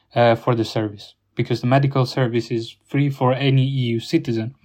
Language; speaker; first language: English; non-native, fluent; Italian